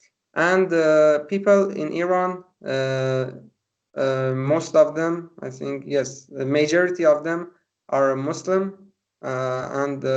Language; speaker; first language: English; non-native, learner; Persian